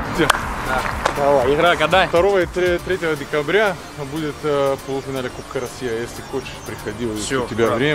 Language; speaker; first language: Russian; non-native, learner; Bulgarian